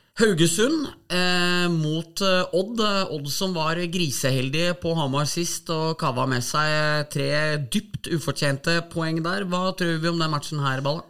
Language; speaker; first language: Norwegian; native; Norwegian